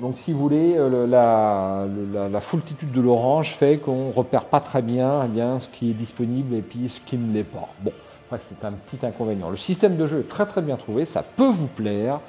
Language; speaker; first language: French; native; French